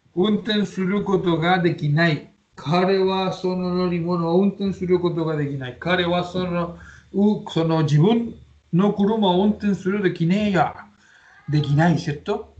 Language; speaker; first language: Japanese; non-native, fluent; Spanish